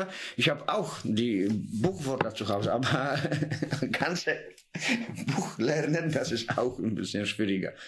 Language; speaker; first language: German; non-native, learner; Polish